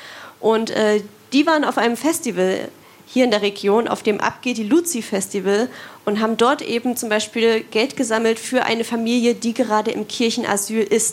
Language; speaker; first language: German; native; German